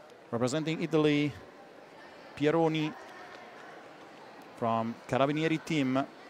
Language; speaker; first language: English; non-native, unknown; Italian